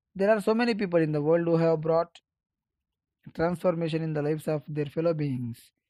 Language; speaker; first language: English; non-native, local second language; Kannada